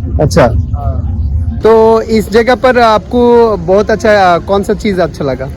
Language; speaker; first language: Hindi; non-native, learner; Bangla